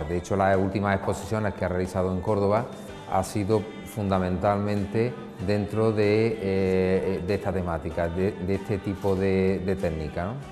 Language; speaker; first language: Spanish; native; Spanish